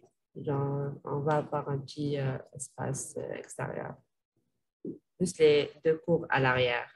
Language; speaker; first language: French; non-native, local second language; Arabic